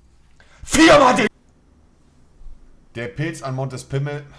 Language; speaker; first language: German; native; German